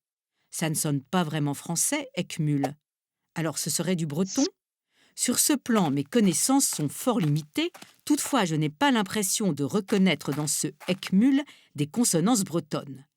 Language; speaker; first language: French; native; French